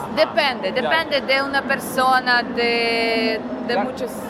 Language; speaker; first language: Spanish; non-native, learner; Russian